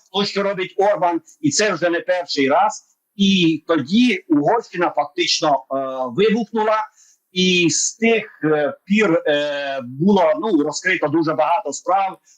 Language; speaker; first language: Ukrainian; non-native, local second language; Hungarian